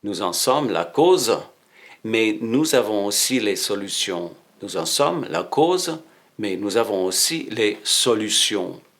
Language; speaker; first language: French; non-native, fluent; English